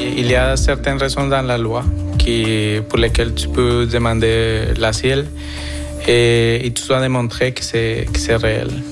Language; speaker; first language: French; non-native, fluent; Spanish